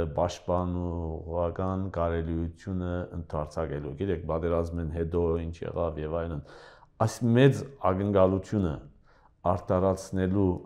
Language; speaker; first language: Armenian; early bilingual, heritage; Armenian